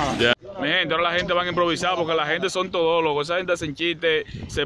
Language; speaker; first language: Spanish; native; Spanish